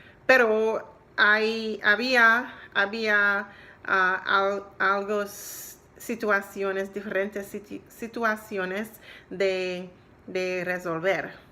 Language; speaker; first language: Spanish; non-native, learner; English